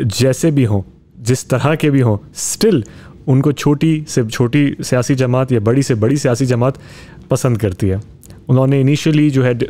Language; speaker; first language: Urdu; native; Urdu